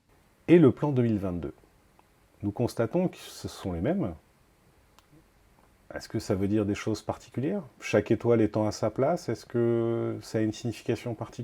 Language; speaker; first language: French; native; French